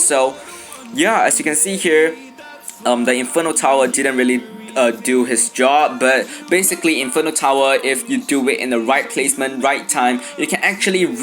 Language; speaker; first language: English; non-native, fluent; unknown